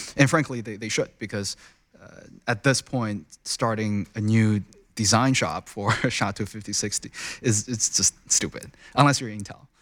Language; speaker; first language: English; non-native, fluent; Chinese